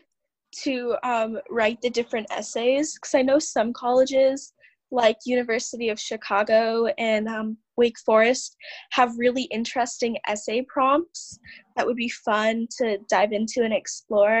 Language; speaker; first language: English; native; English